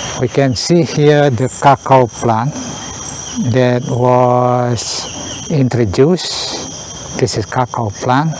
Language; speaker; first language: English; non-native, learner; Indonesian